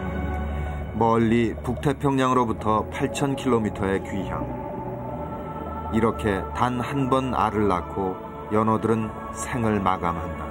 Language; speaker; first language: Korean; native; Korean